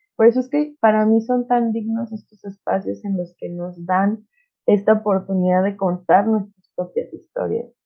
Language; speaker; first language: Spanish; non-native, local second language; Nahuatl languages